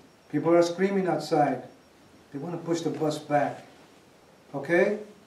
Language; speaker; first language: English; early bilingual, other home language; Spanish